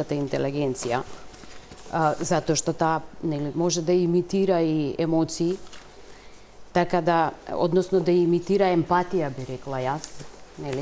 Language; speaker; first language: Macedonian; native; Macedonian